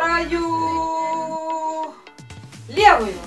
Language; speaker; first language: Russian; native; Russian